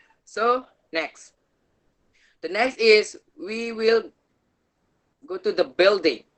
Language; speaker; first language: English; non-native, learner; Indonesian